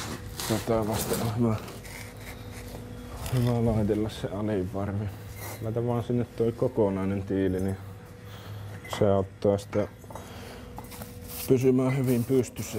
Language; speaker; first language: Finnish; native; Finnish